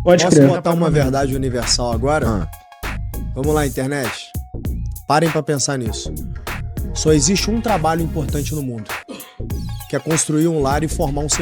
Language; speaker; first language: Portuguese; native; Portuguese